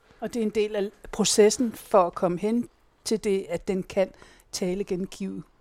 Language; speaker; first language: Danish; native; Danish